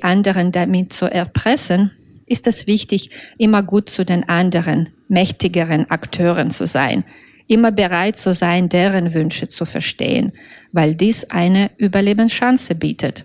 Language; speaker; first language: German; non-native, fluent; Russian